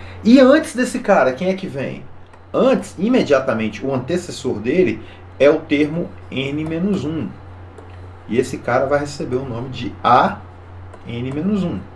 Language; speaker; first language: Portuguese; native; Portuguese